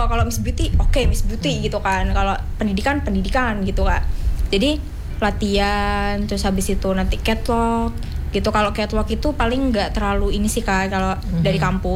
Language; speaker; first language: Indonesian; native; Indonesian